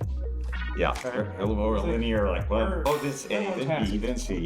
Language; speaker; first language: English; native; English